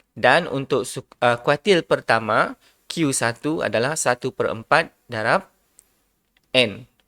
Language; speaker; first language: Malay; non-native, local second language; Iban